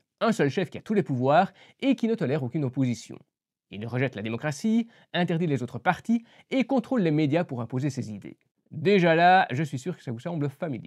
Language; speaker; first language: French; native; French